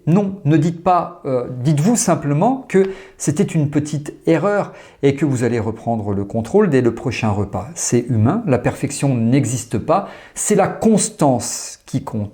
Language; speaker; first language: French; native; French